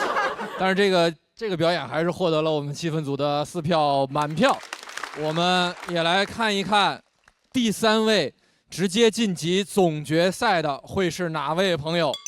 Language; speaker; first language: Chinese; native; Chinese